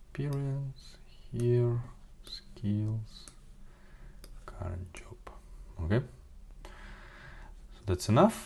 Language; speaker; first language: English; non-native, fluent; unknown